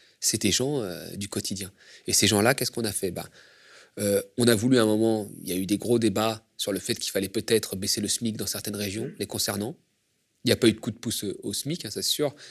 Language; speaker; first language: French; native; French